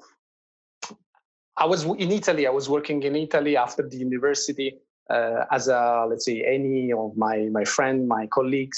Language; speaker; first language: English; non-native, fluent; Italian